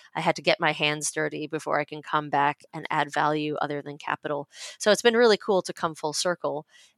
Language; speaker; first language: English; native; English